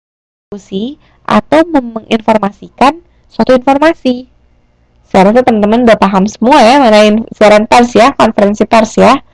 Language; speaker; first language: Indonesian; native; Indonesian